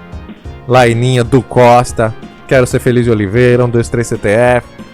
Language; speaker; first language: Portuguese; native; Portuguese